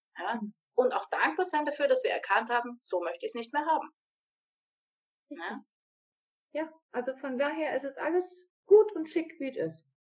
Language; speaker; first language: German; native; German